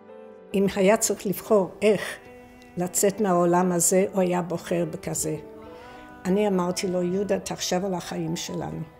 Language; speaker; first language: Hebrew; non-native, fluent; English